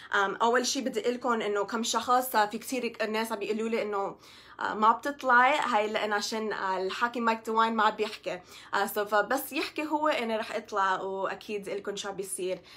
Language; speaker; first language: Arabic; early bilingual, other home language; English